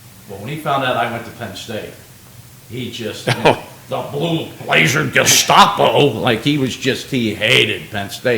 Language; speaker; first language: English; native; English